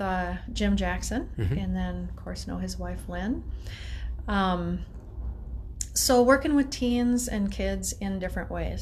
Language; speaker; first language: English; native; English